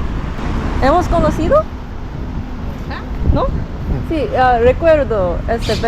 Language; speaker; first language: Spanish; non-native, learner; Korean